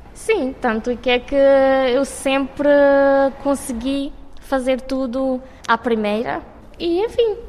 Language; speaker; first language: Portuguese; non-native, local second language; Kabuverdianu